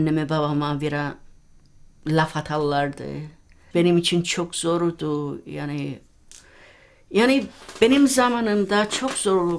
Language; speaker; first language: Turkish; early bilingual, heritage; Turkish